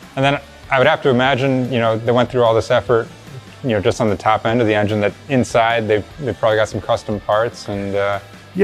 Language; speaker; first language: English; native; English